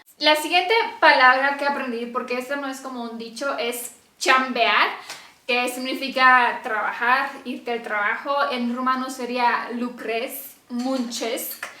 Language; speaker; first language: Spanish; non-native, fluent; Romanian